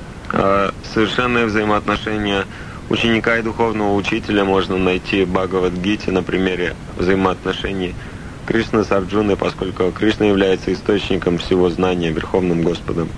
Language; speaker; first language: Russian; native; Russian